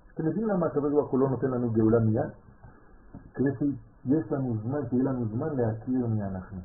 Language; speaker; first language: Hebrew; non-native, fluent; French